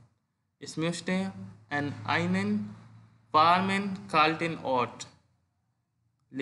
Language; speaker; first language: German; non-native, learner; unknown